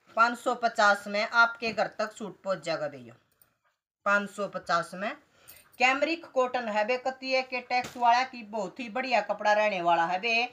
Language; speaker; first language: Hindi; native; Hindi